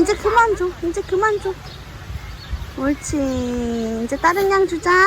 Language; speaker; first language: Korean; native; Korean